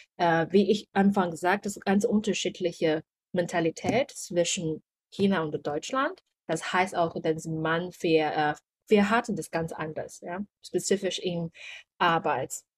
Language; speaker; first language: German; non-native, learner; Chinese